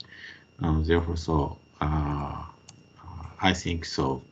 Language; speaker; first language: English; non-native, fluent; Japanese